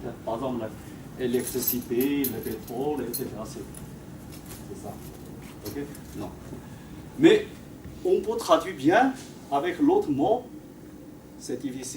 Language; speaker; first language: French; non-native, fluent; Chinese